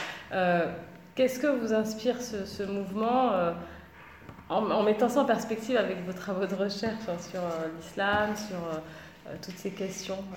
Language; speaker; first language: French; native; French